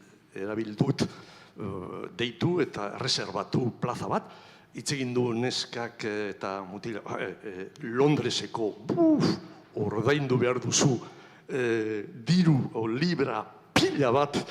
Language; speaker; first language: Basque; non-native, learner; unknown